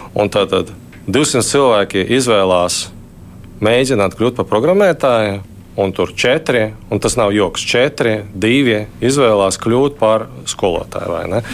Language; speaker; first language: Latvian; non-native, local second language; Russian